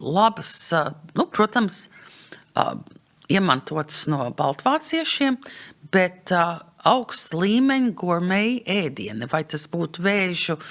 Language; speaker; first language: Latvian; early bilingual, heritage; English